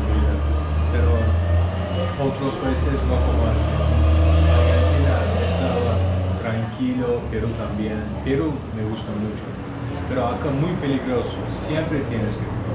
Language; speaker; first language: Spanish; non-native, learner; Turkish